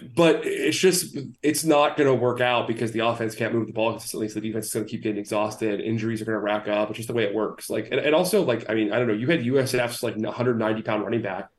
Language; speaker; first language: English; native; English